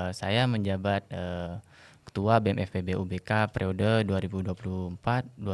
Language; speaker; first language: Indonesian; non-native, local second language; Madurese